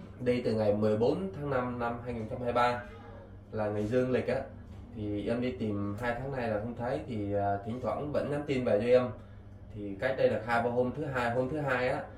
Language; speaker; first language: Vietnamese; native; Vietnamese